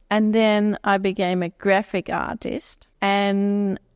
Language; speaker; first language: English; non-native, fluent; Dutch